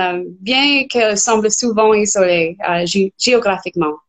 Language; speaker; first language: French; non-native, fluent; English